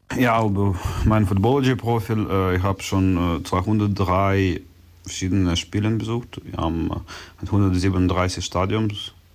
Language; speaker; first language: German; non-native, learner; Ukrainian